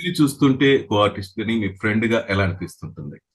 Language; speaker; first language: Telugu; native; Telugu